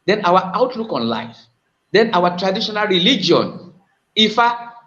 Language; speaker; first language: English; non-native, local second language; Yoruba